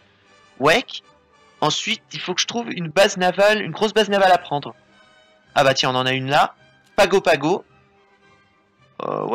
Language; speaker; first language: French; native; French